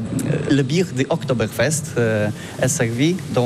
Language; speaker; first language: French; non-native, learner; Polish